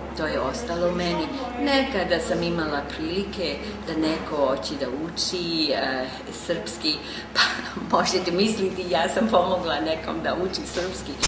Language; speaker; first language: Serbian; non-native, local second language; German